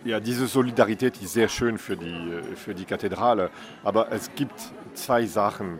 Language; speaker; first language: German; non-native, fluent; French